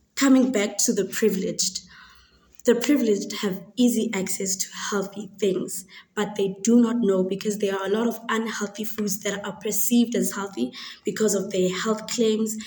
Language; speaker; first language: English; non-native, local second language; Xhosa